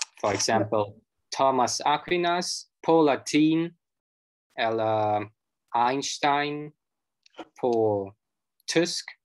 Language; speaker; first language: Danish; non-native, fluent; Russian